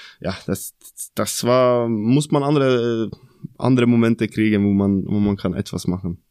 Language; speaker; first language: German; non-native, fluent; Norwegian